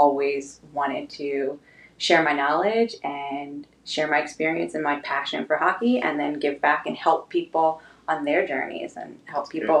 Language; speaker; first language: English; native; English